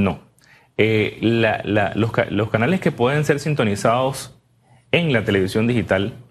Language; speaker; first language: Spanish; native; Spanish